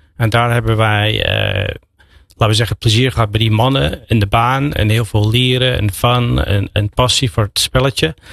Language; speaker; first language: Dutch; non-native, fluent; English